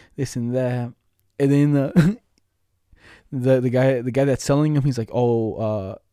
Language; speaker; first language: English; non-native, fluent; Spanish